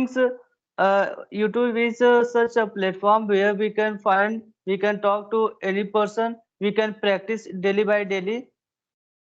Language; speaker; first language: English; non-native, learner; Hindi